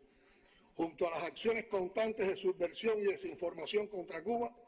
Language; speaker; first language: Spanish; native; Spanish